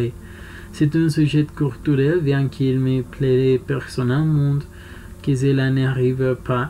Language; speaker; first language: French; non-native, learner; Spanish